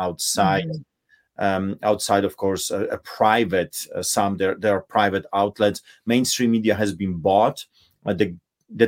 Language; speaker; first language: English; non-native, fluent; Polish